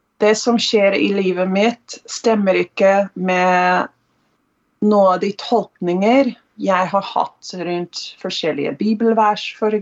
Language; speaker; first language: Norwegian; non-native, fluent; English